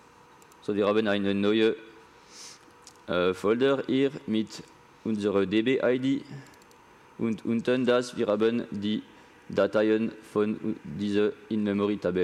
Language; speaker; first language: German; non-native, learner; French